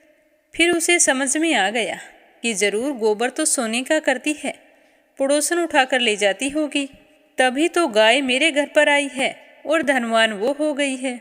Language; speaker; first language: Hindi; native; Hindi